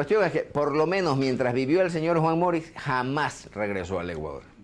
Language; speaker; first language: Spanish; native; Spanish